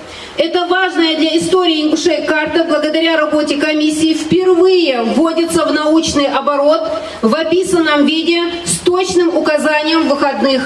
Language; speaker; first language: Russian; non-native, local second language; Ingush